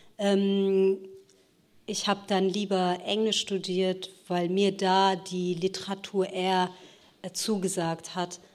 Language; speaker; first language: German; early bilingual, other home language; Kurdish